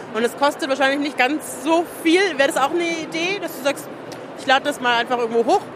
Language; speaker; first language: German; native; German